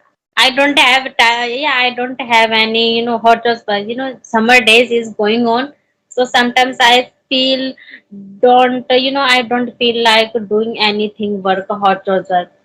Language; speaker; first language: English; non-native, learner; Hindi